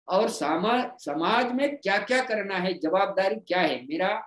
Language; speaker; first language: Hindi; non-native, local second language; Gondi